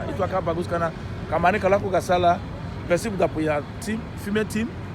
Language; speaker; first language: Indonesian; non-native, fluent; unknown